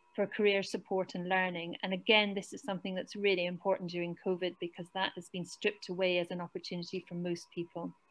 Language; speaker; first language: English; native; English